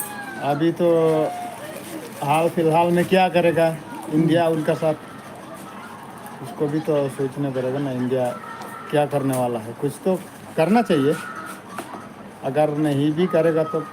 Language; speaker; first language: Hindi; non-native, local second language; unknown